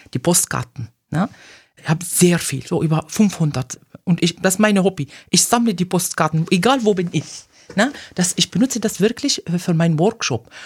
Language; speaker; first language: German; non-native, fluent; Arabic